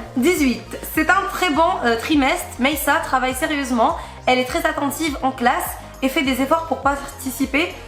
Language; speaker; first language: French; native; French